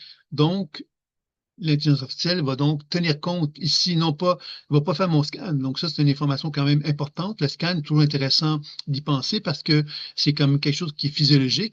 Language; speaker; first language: French; native; French